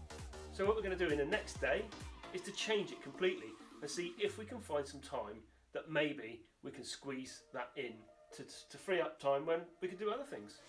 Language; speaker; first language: English; native; English